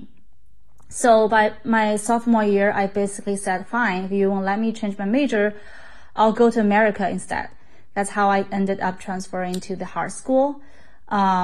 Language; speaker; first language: English; non-native, fluent; Chinese